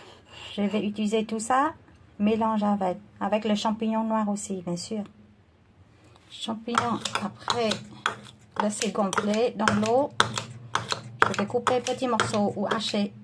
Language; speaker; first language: French; non-native, learner; Vietnamese